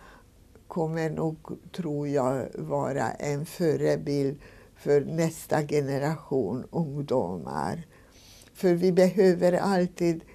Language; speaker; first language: Swedish; non-native, fluent; Hungarian